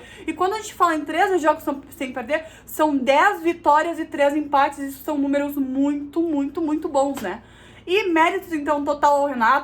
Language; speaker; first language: Portuguese; native; Portuguese